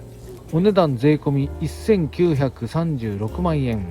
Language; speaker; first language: Japanese; native; Japanese